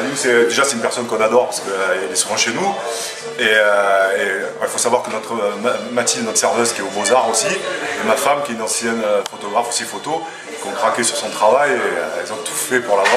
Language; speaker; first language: French; native; French